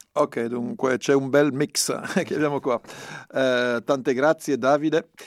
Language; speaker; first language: Italian; non-native, fluent; Spanish